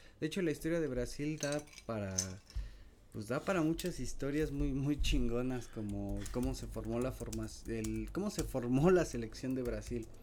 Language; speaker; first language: Spanish; native; Spanish